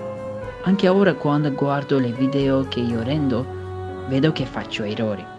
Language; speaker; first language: Italian; non-native, learner; Turkish